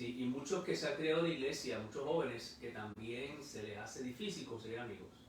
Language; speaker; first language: Spanish; native; Spanish